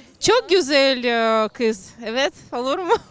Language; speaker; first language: Turkish; non-native, learner; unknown